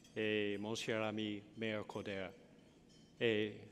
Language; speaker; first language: French; non-native, learner; English